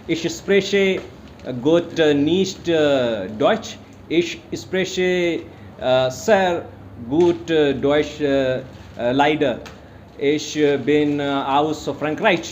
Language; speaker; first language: German; non-native, learner; Hindi